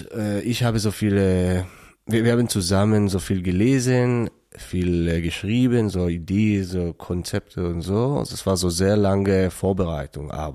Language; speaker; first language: German; non-native, learner; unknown